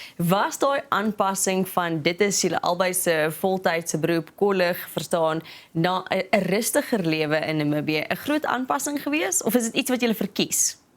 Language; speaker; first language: Afrikaans; native; Afrikaans